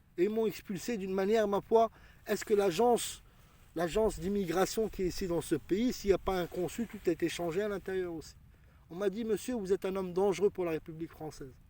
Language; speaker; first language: French; early bilingual, other home language; Arabic